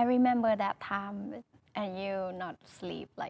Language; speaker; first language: English; non-native, learner; Thai